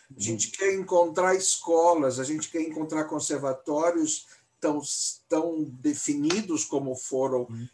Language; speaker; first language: Portuguese; native; Portuguese